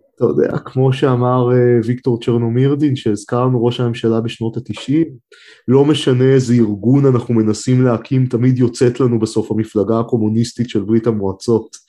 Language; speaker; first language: Hebrew; native; Hebrew